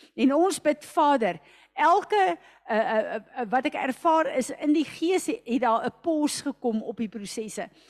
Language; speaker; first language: Afrikaans; native; Afrikaans